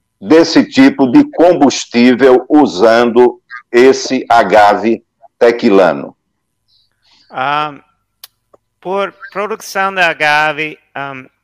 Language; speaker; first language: Portuguese; non-native, learner; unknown